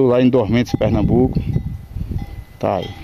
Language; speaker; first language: Portuguese; native; Portuguese